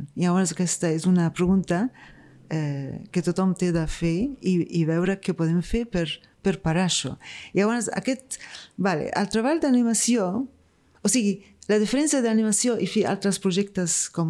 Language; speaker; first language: Catalan; non-native, fluent; Arabic